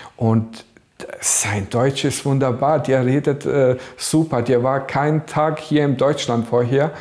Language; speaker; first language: German; early bilingual, other home language; Bosnian